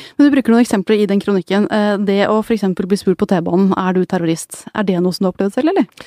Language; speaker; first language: Norwegian; native; Norwegian